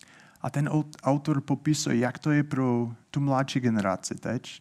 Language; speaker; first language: Czech; non-native, fluent; English